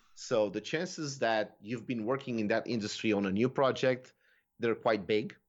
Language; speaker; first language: English; non-native, fluent; Romanian